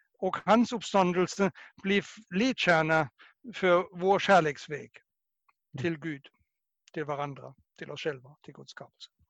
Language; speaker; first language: Swedish; non-native, fluent; German